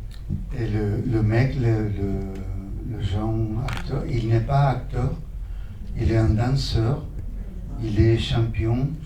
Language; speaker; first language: French; non-native, fluent; Spanish